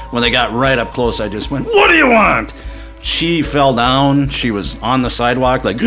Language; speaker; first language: English; native; English